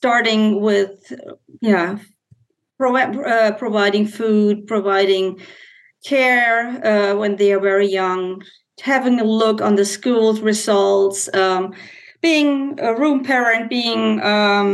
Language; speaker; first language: English; non-native, fluent; German